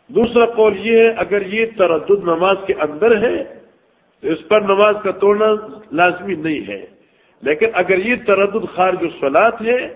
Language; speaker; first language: Urdu; non-native, local second language; Northern Hindko